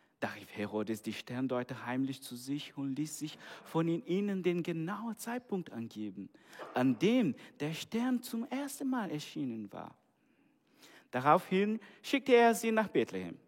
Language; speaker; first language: German; non-native, fluent; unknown